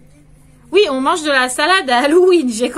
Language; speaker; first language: French; native; French